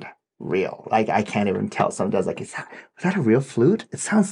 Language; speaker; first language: English; non-native, fluent; Japanese